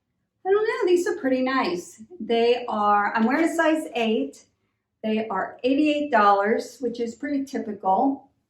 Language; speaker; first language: English; native; English